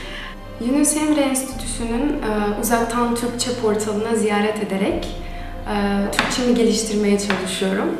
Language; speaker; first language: Turkish; non-native, fluent; Macedonian